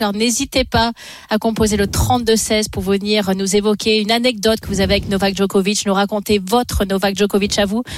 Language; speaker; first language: French; native; French